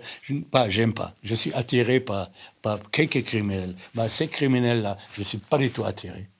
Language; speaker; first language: French; non-native, fluent; German